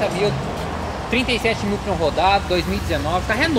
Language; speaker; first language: Portuguese; native; Portuguese